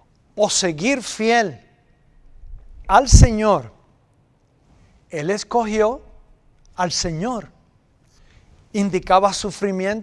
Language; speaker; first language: Spanish; native; Spanish